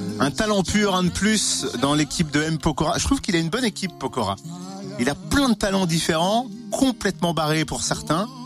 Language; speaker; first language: French; native; French